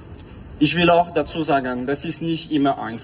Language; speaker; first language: German; non-native, fluent; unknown